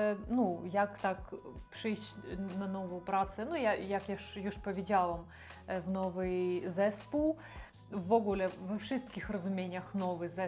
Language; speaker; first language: Polish; non-native, learner; Russian